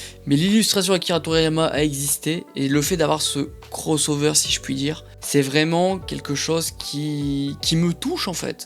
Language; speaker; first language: French; native; French